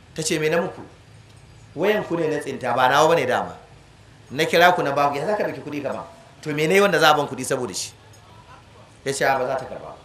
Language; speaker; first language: Hausa; native; Hausa